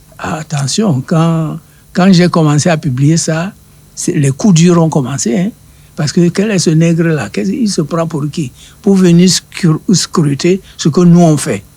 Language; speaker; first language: French; non-native, local second language; Duala